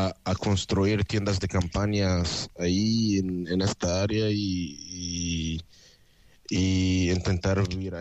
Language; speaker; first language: Spanish; non-native, fluent; Arabic